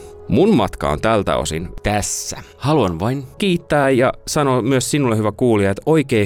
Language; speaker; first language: Finnish; native; Finnish